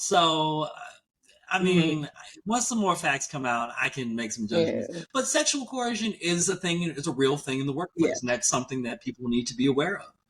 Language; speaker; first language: English; native; English